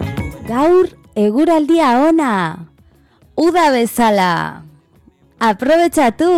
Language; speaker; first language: Basque; non-native, learner; Spanish